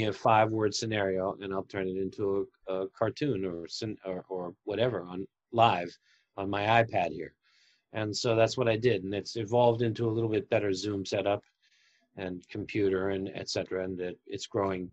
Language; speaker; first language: English; native; English